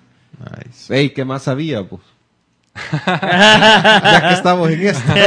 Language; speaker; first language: Spanish; native; Spanish